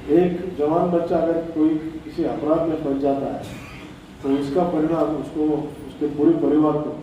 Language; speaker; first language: Hindi; non-native, local second language; Marathi